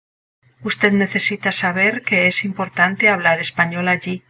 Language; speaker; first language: Spanish; non-native, learner; English